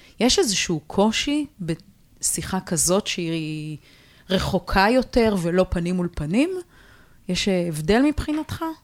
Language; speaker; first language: Hebrew; native; Hebrew